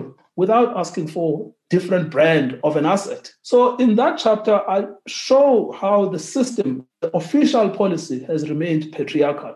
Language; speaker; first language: English; non-native, local second language; Xhosa